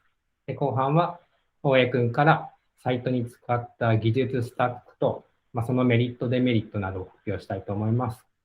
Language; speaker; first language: Japanese; native; Japanese